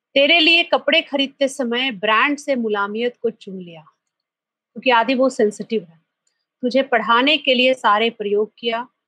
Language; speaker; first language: Hindi; native; Hindi